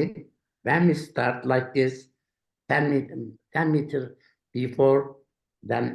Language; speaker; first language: English; non-native, learner; Turkish